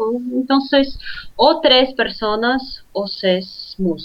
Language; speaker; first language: Spanish; non-native, fluent; Portuguese